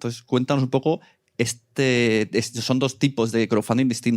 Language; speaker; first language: Spanish; native; Spanish